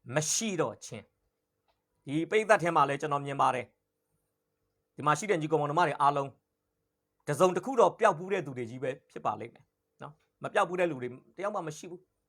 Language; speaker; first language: Burmese; native; Burmese